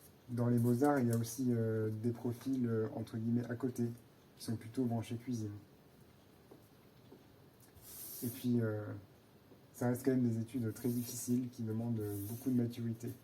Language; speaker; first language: French; native; French